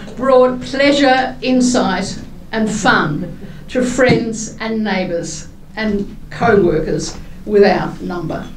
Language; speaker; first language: English; native; English